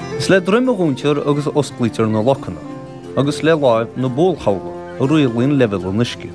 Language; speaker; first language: Irish; native; Irish